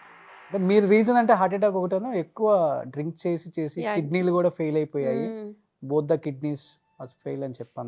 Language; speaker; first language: Telugu; native; Telugu